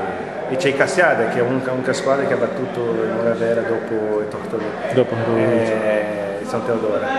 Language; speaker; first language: Italian; non-native, fluent; Portuguese